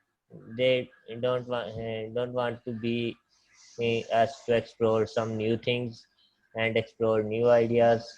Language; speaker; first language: English; non-native, learner; Punjabi